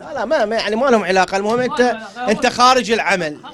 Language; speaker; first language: Arabic; native; Arabic